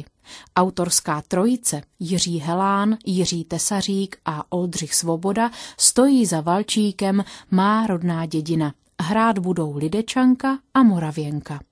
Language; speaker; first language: Czech; native; Czech